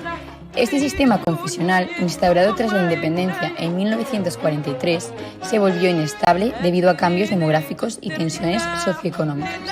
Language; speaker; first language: Spanish; native; Spanish